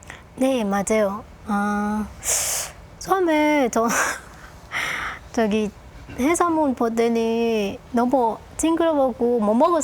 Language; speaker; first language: Korean; non-native, local second language; Lao